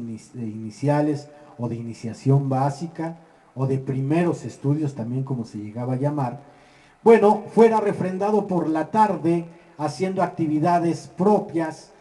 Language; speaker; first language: Spanish; native; Spanish